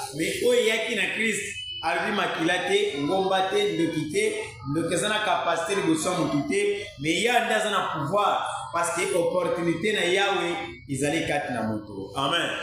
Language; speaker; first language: Lingala; non-native, local second language; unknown